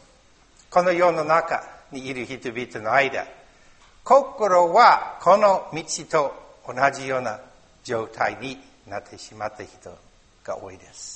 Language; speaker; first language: Japanese; non-native, learner; English